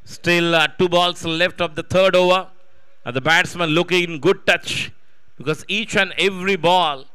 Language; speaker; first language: English; non-native, local second language; Marathi